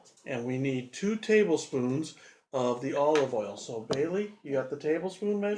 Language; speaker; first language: English; native; English